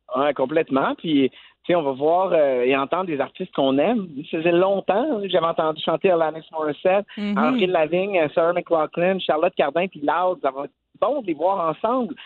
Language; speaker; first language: French; native; French